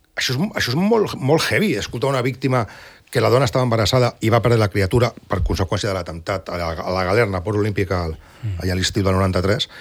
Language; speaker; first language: Catalan; non-native, local second language; Spanish